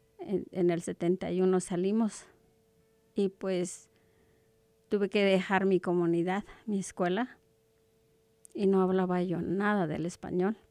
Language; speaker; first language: Spanish; non-native, local second language; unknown